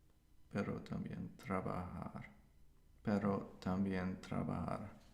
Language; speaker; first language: Spanish; non-native, learner; English